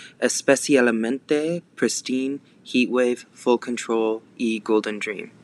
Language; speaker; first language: Spanish; non-native, learner; English